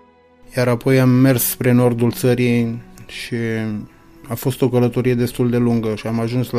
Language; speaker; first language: Romanian; native; Romanian